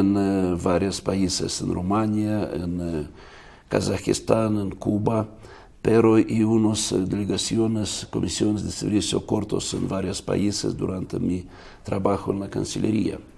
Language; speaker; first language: Spanish; non-native, fluent; Russian